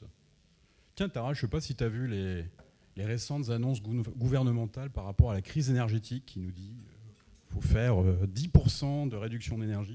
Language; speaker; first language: French; native; French